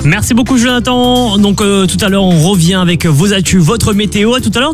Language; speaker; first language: French; native; French